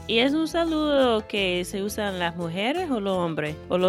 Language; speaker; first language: Spanish; non-native, fluent; English